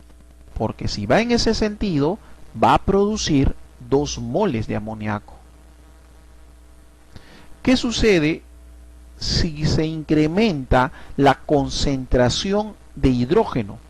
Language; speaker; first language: Spanish; native; Spanish